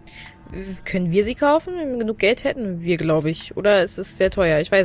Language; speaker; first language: German; native; German